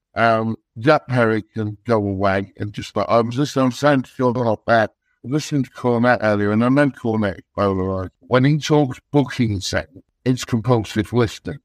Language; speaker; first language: English; native; English